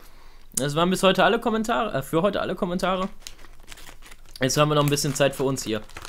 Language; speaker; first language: German; native; German